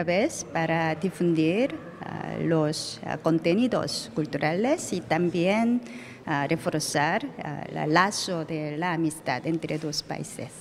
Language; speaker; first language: Spanish; non-native, learner; Korean